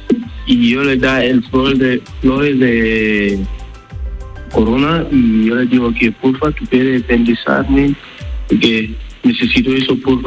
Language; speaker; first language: Spanish; non-native, learner; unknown